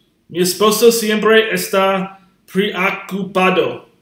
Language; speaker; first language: Spanish; non-native, learner; English